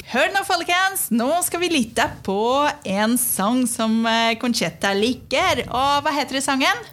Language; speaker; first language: Norwegian; non-native, fluent; Portuguese